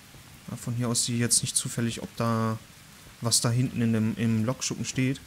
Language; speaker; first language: German; native; German